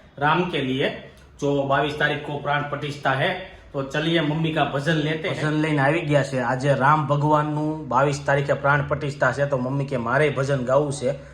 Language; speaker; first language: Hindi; non-native, local second language; Gujarati